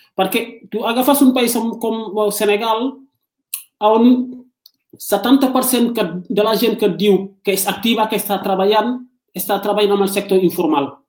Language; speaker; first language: Catalan; non-native, fluent; Wolof